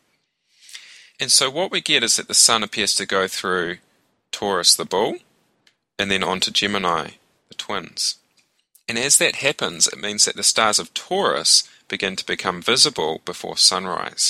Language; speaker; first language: English; native; English